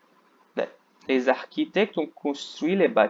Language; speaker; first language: French; non-native, fluent; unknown